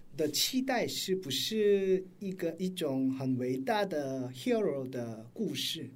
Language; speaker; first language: Chinese; non-native, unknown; Korean